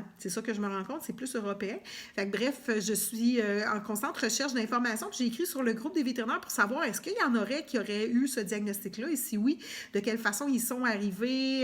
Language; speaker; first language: French; native; French